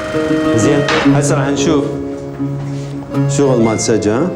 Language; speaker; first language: Arabic; native; Arabic